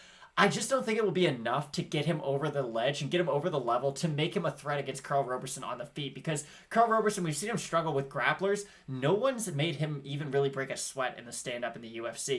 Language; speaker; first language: English; native; English